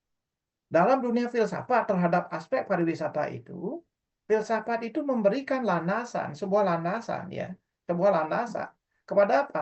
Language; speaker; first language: Indonesian; non-native, local second language; Balinese